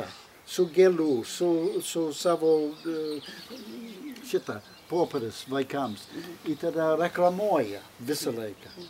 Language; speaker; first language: Lithuanian; non-native, learner; English